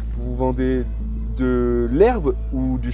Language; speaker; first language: French; native; French